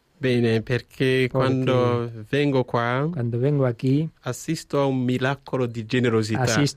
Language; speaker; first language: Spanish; non-native, learner; Italian